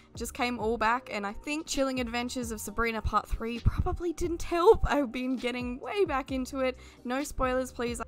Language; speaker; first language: English; native; English